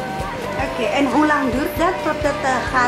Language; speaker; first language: Dutch; non-native, learner; Indonesian